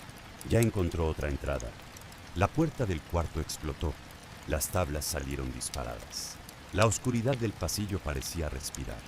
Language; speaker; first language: Spanish; native; Spanish